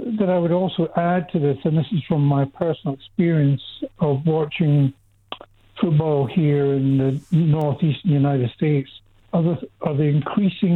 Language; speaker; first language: English; native; English